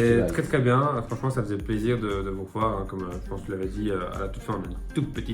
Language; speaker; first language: French; native; French